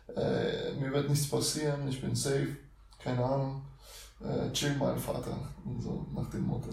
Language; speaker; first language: German; early bilingual, other home language; Russian